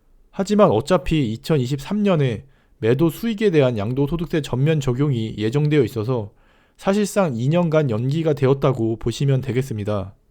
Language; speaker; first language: Korean; native; Korean